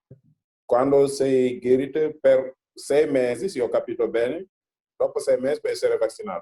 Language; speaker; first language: Italian; non-native, fluent; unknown